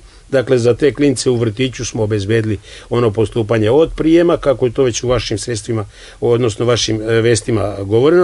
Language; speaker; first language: Serbian; native; Serbian